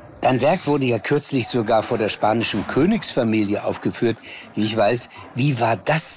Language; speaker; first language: German; native; German